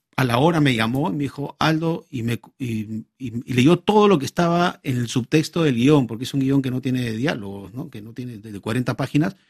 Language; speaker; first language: Spanish; native; Spanish